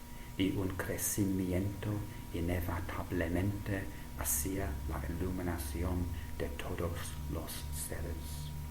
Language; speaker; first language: Spanish; non-native, fluent; English